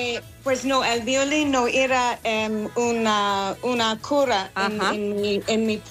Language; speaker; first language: Spanish; non-native, learner; English